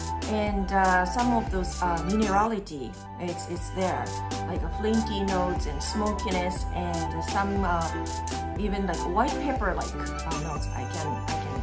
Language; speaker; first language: English; non-native, fluent; Japanese